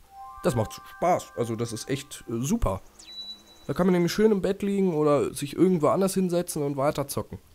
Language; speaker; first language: German; native; German